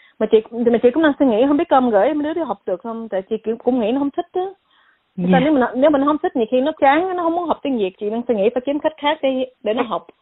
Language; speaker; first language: Vietnamese; early bilingual, heritage; Vietnamese